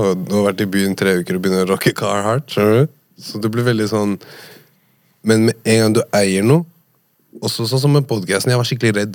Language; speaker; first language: Norwegian; native; Norwegian